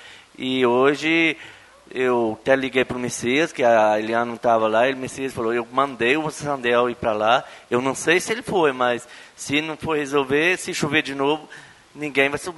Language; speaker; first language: Portuguese; native; Portuguese